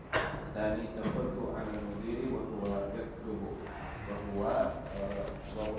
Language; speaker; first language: Arabic; non-native, learner; Indonesian